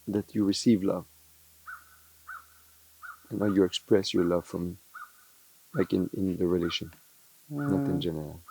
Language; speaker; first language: English; non-native, learner; French